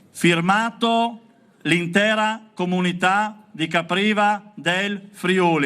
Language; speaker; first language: Italian; native; Italian